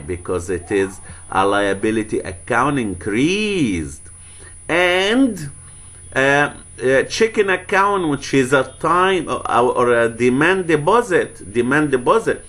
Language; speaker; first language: English; non-native, fluent; Arabic